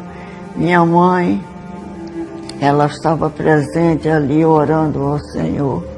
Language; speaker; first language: Portuguese; early bilingual, other home language; Swedish